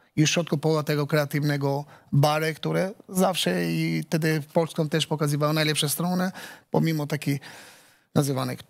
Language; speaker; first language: Polish; non-native, learner; Albanian